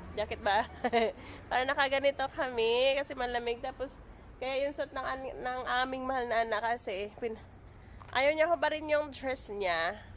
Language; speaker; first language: Filipino; native; Filipino